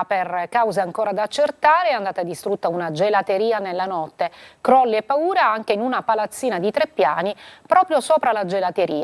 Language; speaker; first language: Italian; native; Italian